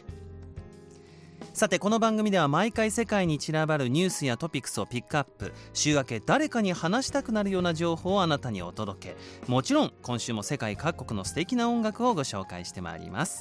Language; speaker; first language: Japanese; native; Japanese